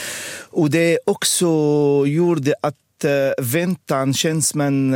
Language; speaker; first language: Swedish; non-native, fluent; Arabic